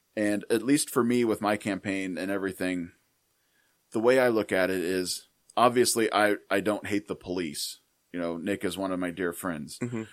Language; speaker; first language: English; native; English